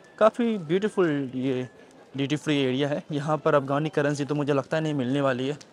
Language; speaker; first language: Hindi; native; Hindi